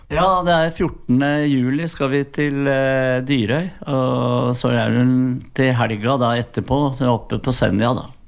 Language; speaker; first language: Norwegian; native; Norwegian